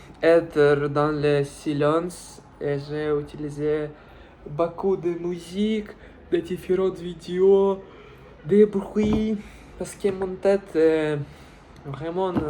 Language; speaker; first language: French; non-native, learner; Russian